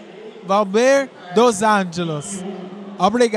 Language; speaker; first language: Portuguese; non-native, learner; English